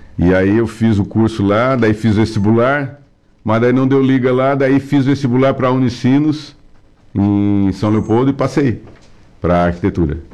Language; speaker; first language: Portuguese; native; Portuguese